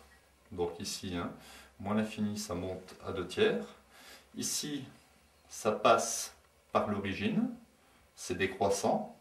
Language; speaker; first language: French; native; French